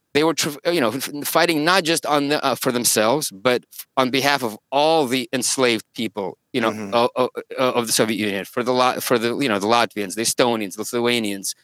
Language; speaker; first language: English; early bilingual, other home language; Russian